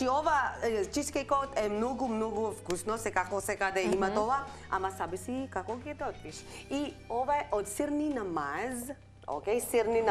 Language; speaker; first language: Macedonian; non-native, learner; Filipino